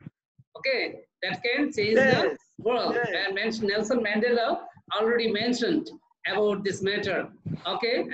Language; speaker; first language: English; non-native, learner; Bangla